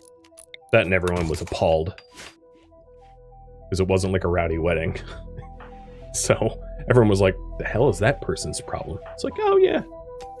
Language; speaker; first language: English; native; English